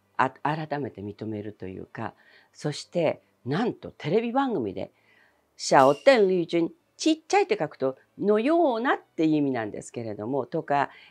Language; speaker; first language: Japanese; early bilingual, other home language; Chinese